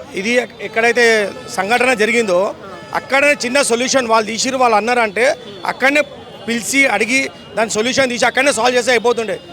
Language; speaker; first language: Telugu; native; Telugu